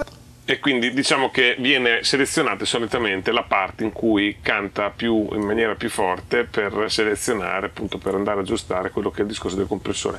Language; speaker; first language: Italian; native; Italian